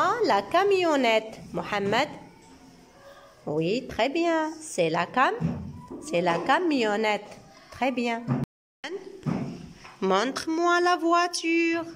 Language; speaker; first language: French; non-native, local second language; Arabic